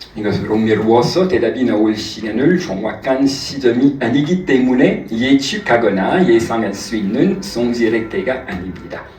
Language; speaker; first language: Korean; non-native, fluent; French